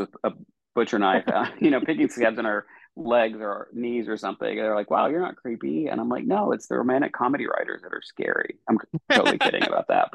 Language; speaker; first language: English; native; English